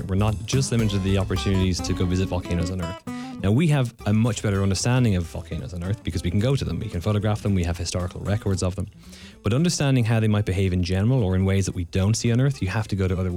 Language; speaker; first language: English; native; English